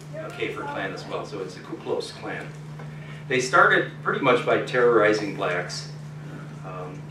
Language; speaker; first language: English; native; English